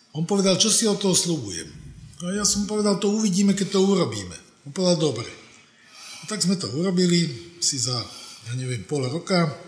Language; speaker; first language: Slovak; native; Slovak